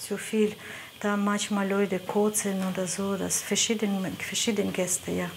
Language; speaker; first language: German; non-native, learner; Russian